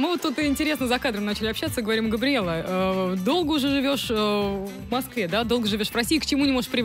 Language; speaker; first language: Russian; native; Russian